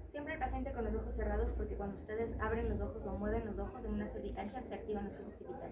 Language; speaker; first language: Spanish; native; Spanish